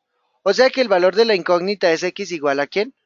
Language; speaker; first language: Spanish; native; Spanish